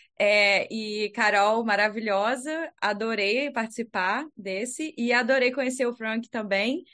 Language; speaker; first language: Portuguese; native; Portuguese